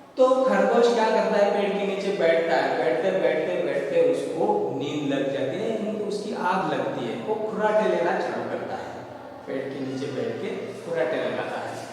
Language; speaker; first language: Hindi; non-native, local second language; Marathi